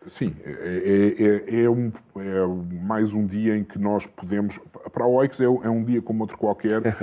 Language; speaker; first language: Portuguese; early bilingual, other home language; Kabuverdianu